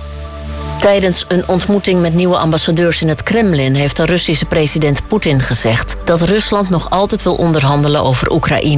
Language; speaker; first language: Dutch; native; Dutch